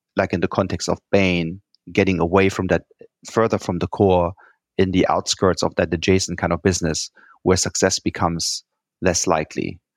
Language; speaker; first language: English; non-native, fluent; German